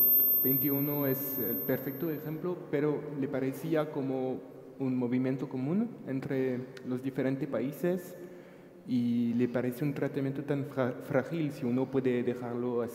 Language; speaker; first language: Spanish; non-native, fluent; French